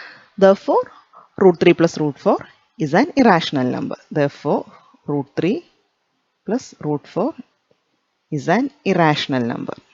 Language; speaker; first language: English; non-native, local second language; Malayalam